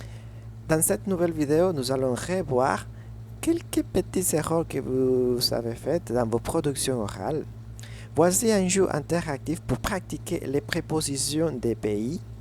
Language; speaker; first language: French; non-native, fluent; Spanish